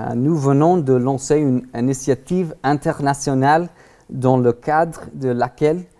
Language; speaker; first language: French; non-native, learner; English